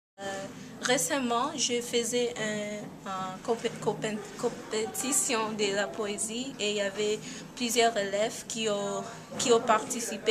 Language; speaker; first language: French; non-native, learner; English